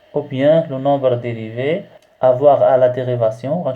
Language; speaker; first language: French; non-native, local second language; Arabic